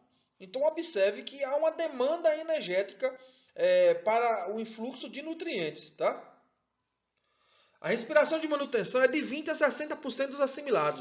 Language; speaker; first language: Portuguese; native; Portuguese